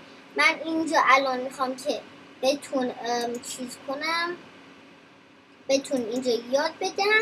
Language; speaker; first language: Persian; early bilingual, heritage; Persian